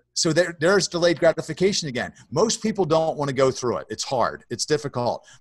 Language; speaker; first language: English; native; English